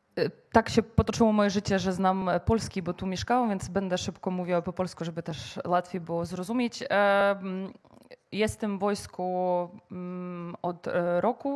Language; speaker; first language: Polish; non-native, fluent; Ukrainian